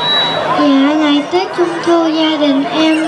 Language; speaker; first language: Vietnamese; early bilingual, heritage; Vietnamese